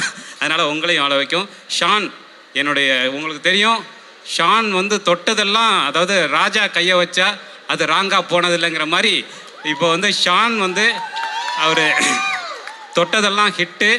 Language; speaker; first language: Tamil; native; Tamil